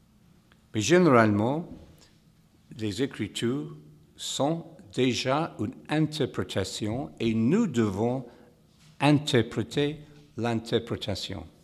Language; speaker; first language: French; non-native, fluent; English